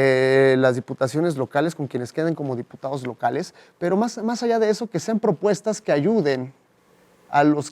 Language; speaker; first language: Spanish; native; Spanish